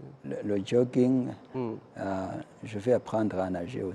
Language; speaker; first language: French; non-native, local second language; Kinyarwanda